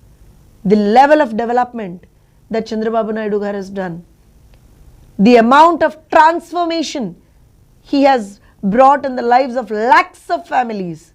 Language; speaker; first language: English; non-native, local second language; Telugu